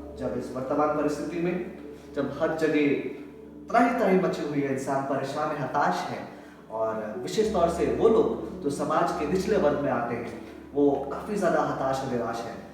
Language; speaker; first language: Hindi; native; Hindi